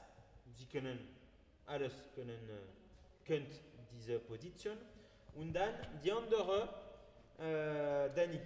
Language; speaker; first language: German; non-native, learner; French